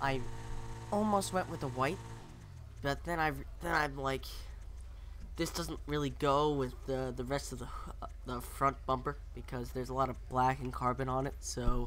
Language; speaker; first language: English; native; English